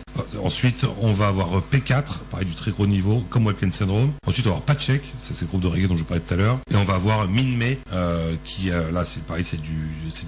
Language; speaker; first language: French; native; French